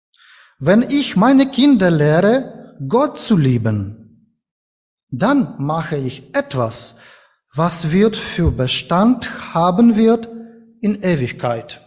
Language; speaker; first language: German; non-native, learner; Ukrainian